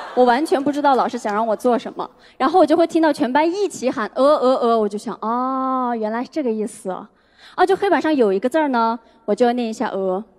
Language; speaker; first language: Chinese; non-native, local second language; Uyghur